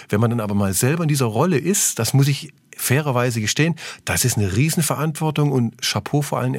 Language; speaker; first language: German; native; German